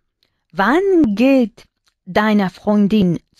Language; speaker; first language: German; non-native, learner; Spanish